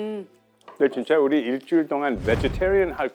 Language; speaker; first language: Korean; early bilingual, heritage; English